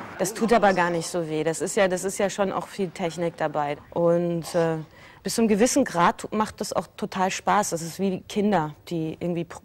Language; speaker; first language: German; early bilingual, other home language; Persian